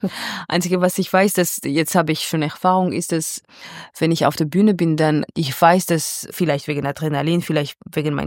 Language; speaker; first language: German; non-native, fluent; Georgian